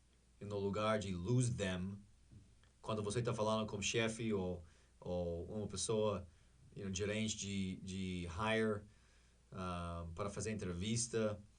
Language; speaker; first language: Portuguese; non-native, learner; English